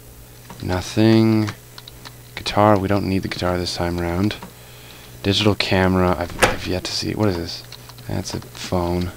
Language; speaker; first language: English; native; English